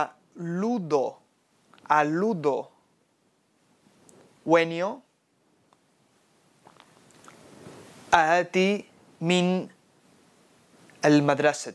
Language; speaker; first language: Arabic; non-native, fluent; Spanish